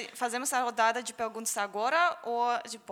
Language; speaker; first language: Portuguese; non-native, fluent; German